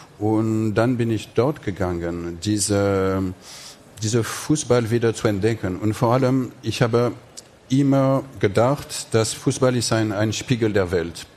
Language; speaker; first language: German; non-native, fluent; French